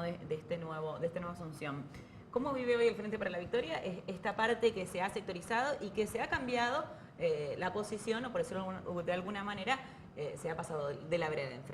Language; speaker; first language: Spanish; native; Spanish